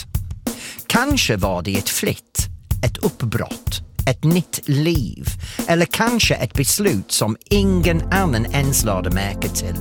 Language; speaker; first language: Swedish; non-native, fluent; English